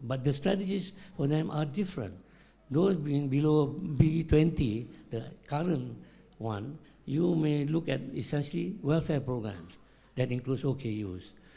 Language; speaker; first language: English; non-native, local second language; Malay